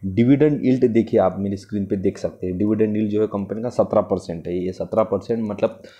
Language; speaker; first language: Hindi; non-native, local second language; Marathi